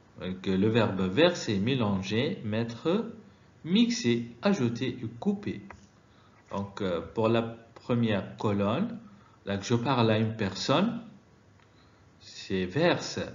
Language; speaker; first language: French; non-native, fluent; Arabic